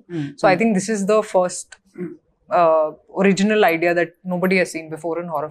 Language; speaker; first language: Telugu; non-native, fluent; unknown